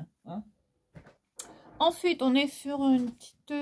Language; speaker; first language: French; native; French